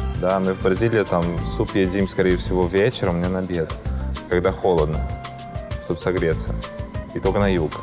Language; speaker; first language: Russian; non-native, fluent; Portuguese